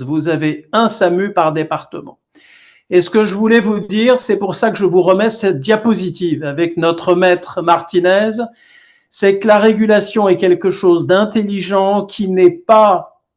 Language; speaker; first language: French; native; French